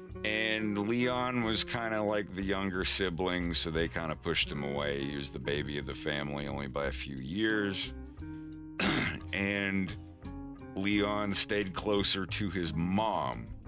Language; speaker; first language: English; native; English